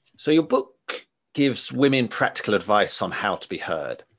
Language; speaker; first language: English; native; English